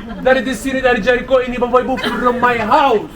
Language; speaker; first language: Indonesian; non-native, learner; Arabic